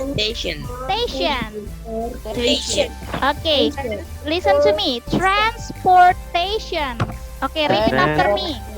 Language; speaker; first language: English; non-native, fluent; Indonesian